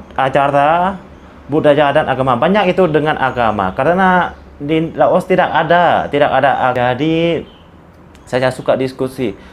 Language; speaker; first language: Indonesian; non-native, learner; Lao